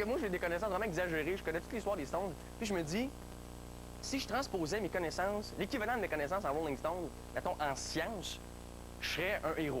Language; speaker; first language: French; native; French